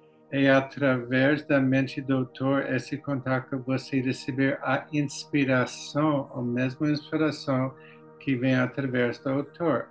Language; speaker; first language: Portuguese; non-native, learner; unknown